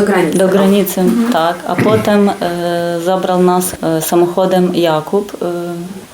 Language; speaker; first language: Polish; non-native, learner; Ukrainian